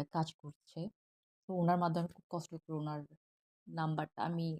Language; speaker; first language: Bangla; non-native, local second language; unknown